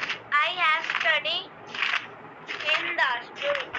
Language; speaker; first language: English; non-native, learner; Hindi